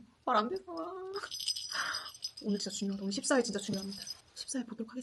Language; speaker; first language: Korean; native; Korean